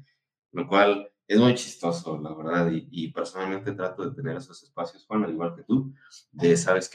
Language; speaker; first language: Spanish; native; Spanish